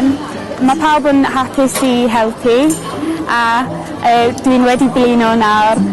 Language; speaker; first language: Welsh; non-native, learner; English